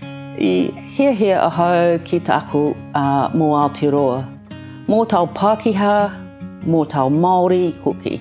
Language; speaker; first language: Māori; non-native, learner; English